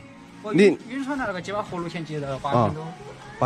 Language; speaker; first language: Chinese; native; Chinese